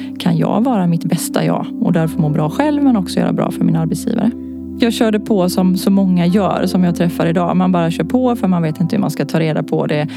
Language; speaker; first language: Swedish; native; Swedish